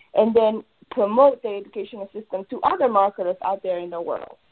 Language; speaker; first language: English; early bilingual, other home language; Spanish